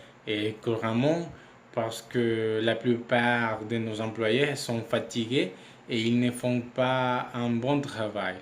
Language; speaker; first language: French; non-native, learner; Spanish